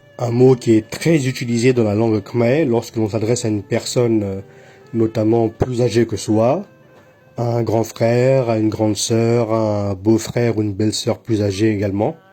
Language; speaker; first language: French; native; French